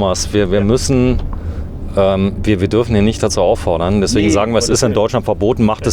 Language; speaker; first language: German; native; German